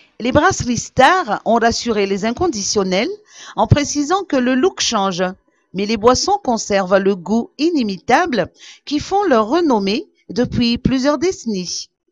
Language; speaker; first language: French; non-native, local second language; Malagasy